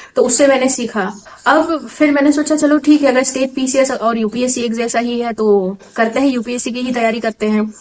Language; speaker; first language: Hindi; non-native, local second language; Assamese